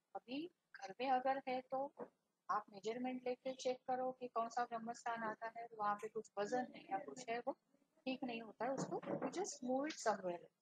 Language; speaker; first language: Hindi; non-native, local second language; Marathi